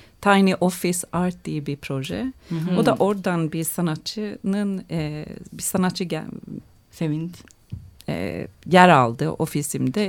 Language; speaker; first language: Turkish; non-native, fluent; Swedish